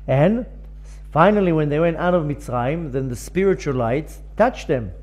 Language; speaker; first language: English; non-native, fluent; Hebrew